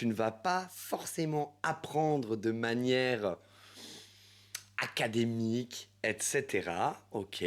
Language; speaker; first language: French; native; French